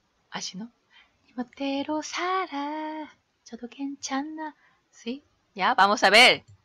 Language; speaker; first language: Spanish; non-native, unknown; Korean